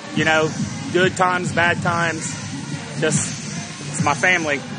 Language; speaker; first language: English; native; English